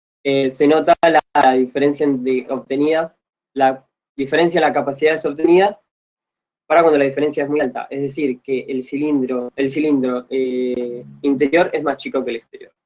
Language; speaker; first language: Spanish; native; Spanish